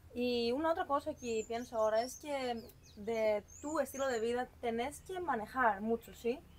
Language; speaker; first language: Spanish; non-native, fluent; Greek